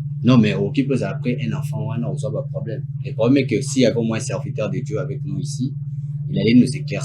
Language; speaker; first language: French; non-native, local second language; Lingala